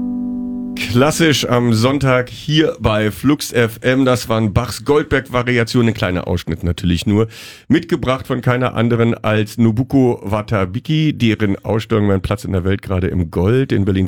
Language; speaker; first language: German; native; German